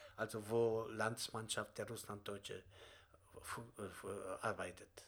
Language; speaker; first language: German; non-native, fluent; Russian